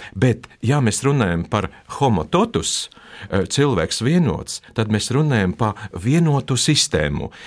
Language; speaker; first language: Latvian; non-native, local second language; Russian